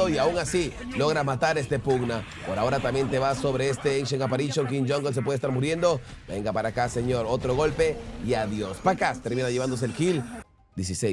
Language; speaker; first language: Spanish; native; Spanish